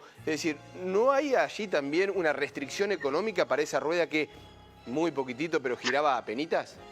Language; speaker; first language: Spanish; native; Spanish